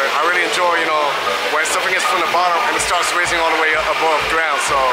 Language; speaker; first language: English; native; English